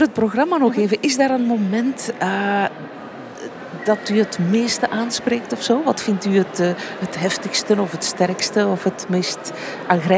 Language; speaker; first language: Dutch; native; Dutch